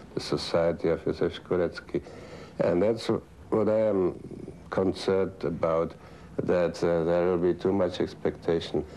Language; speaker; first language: English; non-native, fluent; Czech